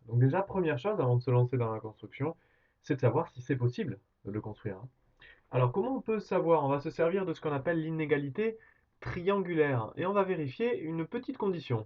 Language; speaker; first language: French; native; French